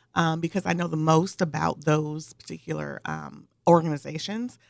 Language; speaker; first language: English; native; English